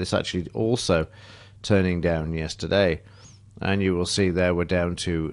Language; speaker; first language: English; native; English